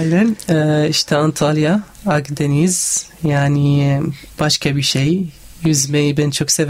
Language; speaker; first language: Turkish; non-native, learner; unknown